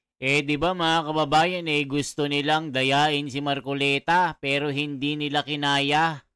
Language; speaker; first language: Filipino; native; Filipino